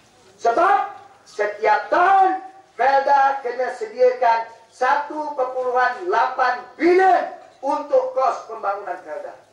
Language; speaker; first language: Malay; native; Malay